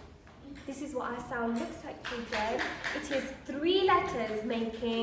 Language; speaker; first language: English; native; English